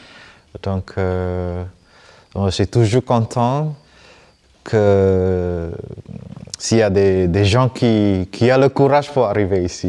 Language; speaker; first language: French; non-native, fluent; Vietnamese